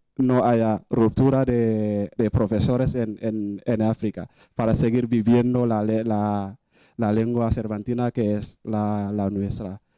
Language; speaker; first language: Spanish; non-native, fluent; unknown